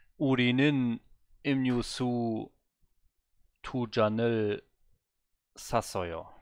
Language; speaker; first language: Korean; non-native, learner; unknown